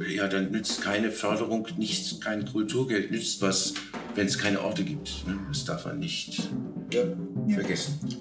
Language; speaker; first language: German; native; German